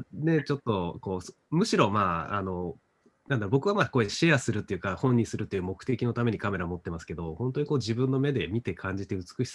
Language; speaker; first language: Japanese; native; Japanese